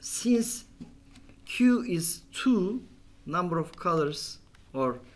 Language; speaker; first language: English; non-native, fluent; Turkish